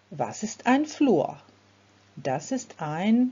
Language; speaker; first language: German; non-native, fluent; Croatian